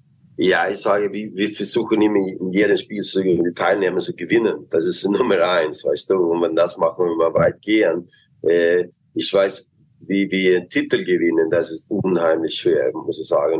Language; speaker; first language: German; non-native, fluent; Swedish